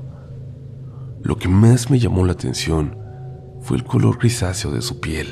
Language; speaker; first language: Spanish; native; Spanish